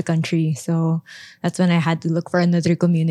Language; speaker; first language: English; non-native, local second language; Filipino